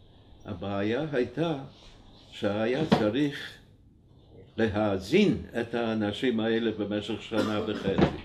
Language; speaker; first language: Hebrew; non-native, fluent; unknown